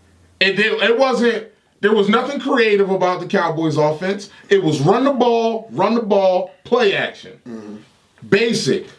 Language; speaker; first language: English; native; English